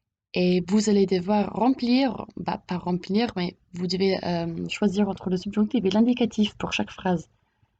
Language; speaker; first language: French; non-native, fluent; English